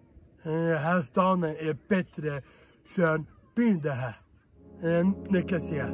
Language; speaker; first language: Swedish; non-native, learner; Dutch